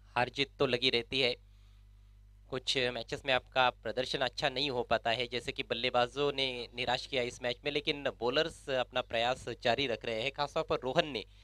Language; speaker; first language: Hindi; non-native, local second language; Marathi